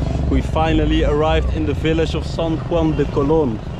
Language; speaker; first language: English; non-native, fluent; Dutch